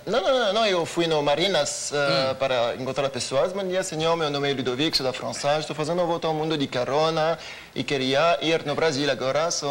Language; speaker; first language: Portuguese; non-native, learner; French